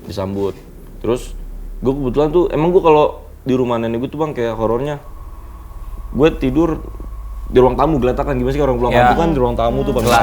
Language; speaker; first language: Indonesian; native; Indonesian